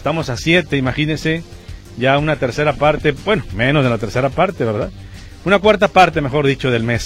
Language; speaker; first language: Spanish; native; Spanish